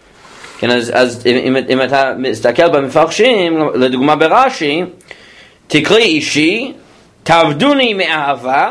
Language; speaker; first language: Hebrew; non-native, fluent; English